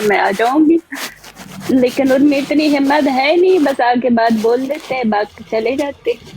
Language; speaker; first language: Hindi; native; Hindi